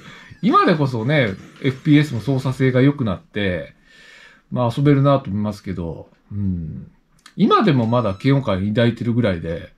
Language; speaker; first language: Japanese; native; Japanese